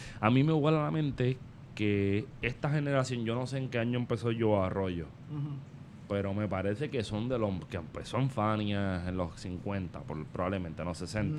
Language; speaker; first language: Spanish; native; Spanish